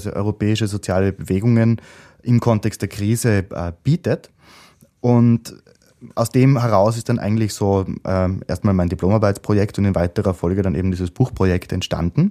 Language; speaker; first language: German; native; German